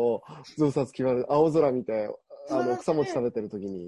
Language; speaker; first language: Japanese; native; Japanese